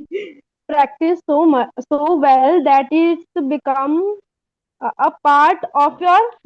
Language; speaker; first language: English; non-native, learner; Hindi